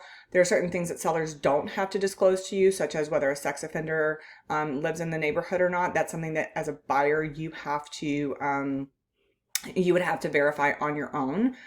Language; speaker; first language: English; native; English